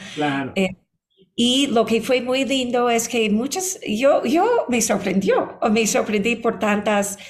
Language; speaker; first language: Spanish; non-native, fluent; English